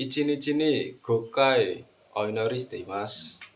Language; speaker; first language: Japanese; non-native, learner; Indonesian